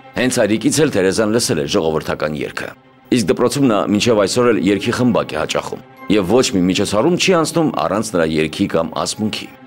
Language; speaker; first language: Armenian; native; Armenian